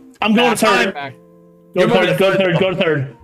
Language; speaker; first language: English; native; English